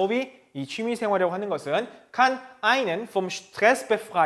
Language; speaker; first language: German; non-native, fluent; Korean